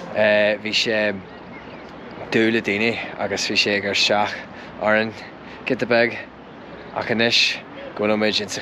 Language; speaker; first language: Irish; non-native, local second language; English